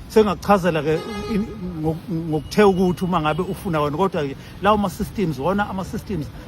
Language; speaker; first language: Zulu; native; Zulu